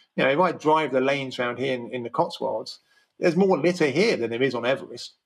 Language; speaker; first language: English; native; English